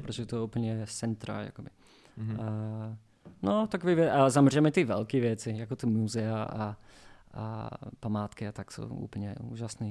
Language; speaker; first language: Czech; non-native, learner; English